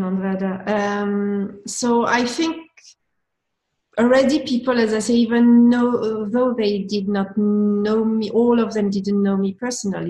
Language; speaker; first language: English; non-native, fluent; French